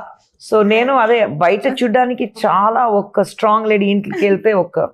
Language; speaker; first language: Telugu; non-native, local second language; Tamil